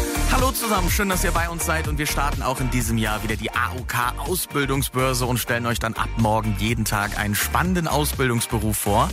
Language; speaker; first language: German; native; German